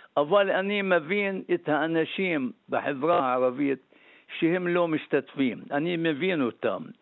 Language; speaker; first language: Hebrew; non-native, local second language; Arabic